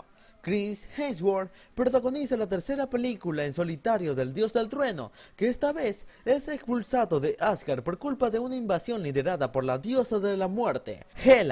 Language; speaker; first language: Spanish; native; Spanish